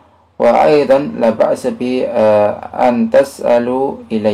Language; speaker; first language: Arabic; non-native, fluent; Indonesian